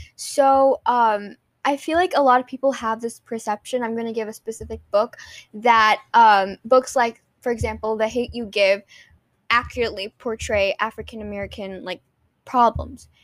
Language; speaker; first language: English; early bilingual, other home language; Hindi